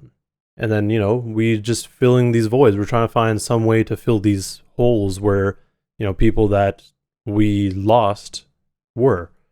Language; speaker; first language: English; native; English